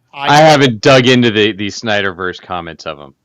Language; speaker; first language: English; native; English